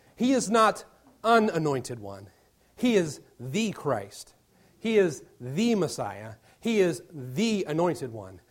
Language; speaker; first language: English; native; English